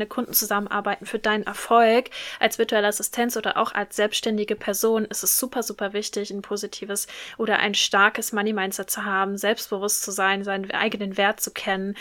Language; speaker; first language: German; native; German